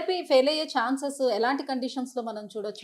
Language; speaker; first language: Telugu; native; Telugu